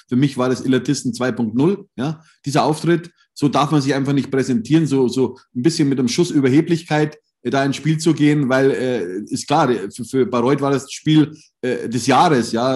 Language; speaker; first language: German; native; German